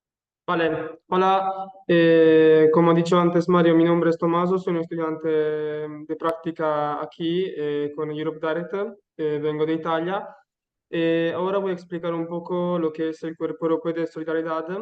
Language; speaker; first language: Spanish; non-native, learner; Italian